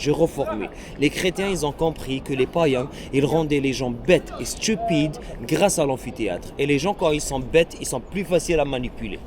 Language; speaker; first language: French; non-native, local second language; Arabic